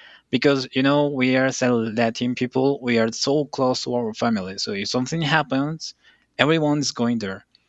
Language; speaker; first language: English; non-native, fluent; Spanish